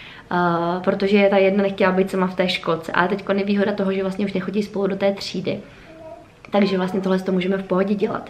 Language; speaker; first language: Czech; native; Czech